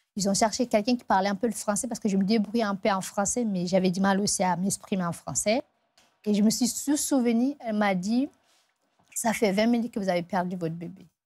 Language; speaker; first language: French; non-native, local second language; Fula